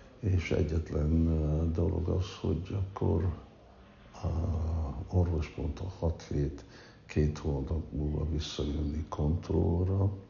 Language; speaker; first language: Hungarian; early bilingual, heritage; Hungarian